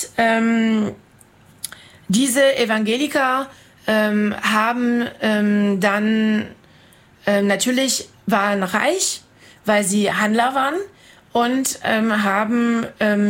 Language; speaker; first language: German; non-native, fluent; French